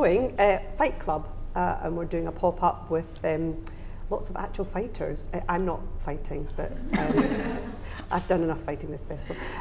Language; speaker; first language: English; native; English